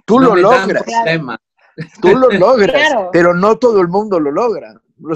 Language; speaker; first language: Spanish; native; Spanish